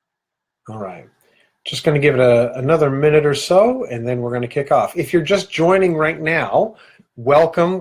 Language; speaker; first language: English; native; English